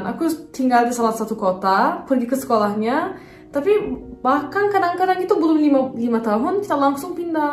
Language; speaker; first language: Indonesian; non-native, fluent; Turkish